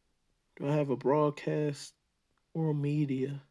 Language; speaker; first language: English; native; English